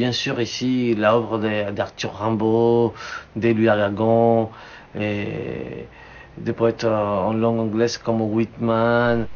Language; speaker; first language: French; non-native, fluent; Spanish